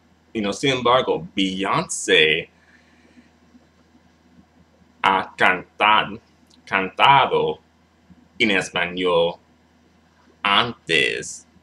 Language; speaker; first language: Spanish; non-native, learner; English